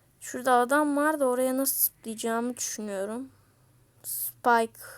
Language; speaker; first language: Turkish; native; Turkish